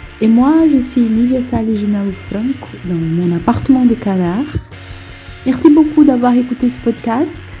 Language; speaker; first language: French; non-native, local second language; Portuguese